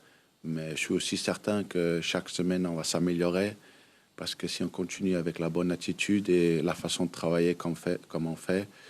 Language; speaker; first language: French; early bilingual, heritage; Danish